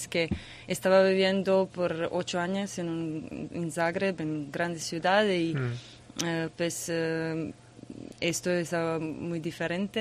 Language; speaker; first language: Spanish; non-native, learner; Croatian